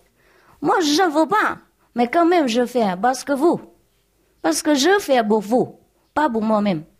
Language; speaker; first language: French; non-native, learner; Vietnamese